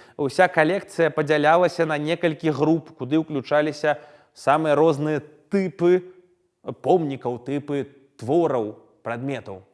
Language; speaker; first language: Belarusian; non-native, local second language; Russian